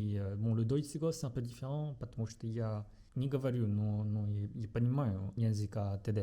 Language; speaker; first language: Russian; non-native, fluent; Japanese